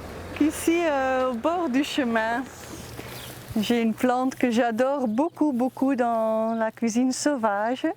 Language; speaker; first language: French; non-native, fluent; Dutch